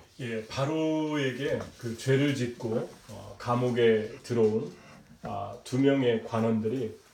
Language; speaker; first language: Korean; native; Korean